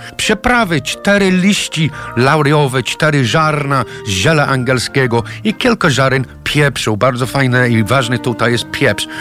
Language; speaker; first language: Polish; non-native, fluent; English